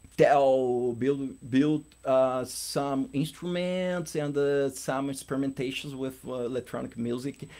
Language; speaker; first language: English; non-native, learner; Portuguese